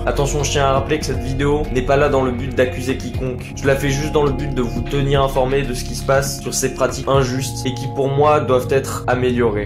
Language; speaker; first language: French; native; French